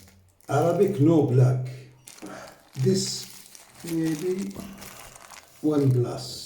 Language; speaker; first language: English; non-native, learner; Arabic